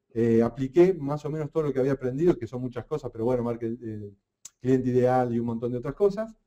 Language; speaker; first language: Spanish; native; Spanish